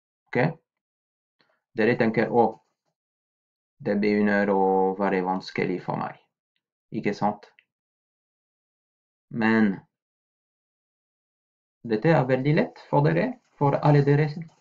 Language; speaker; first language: Norwegian; non-native, fluent; French